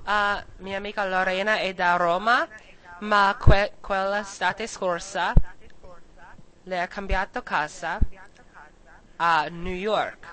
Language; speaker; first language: Italian; non-native, learner; English